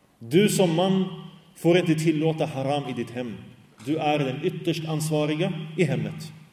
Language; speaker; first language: Swedish; early bilingual, other home language; Arabic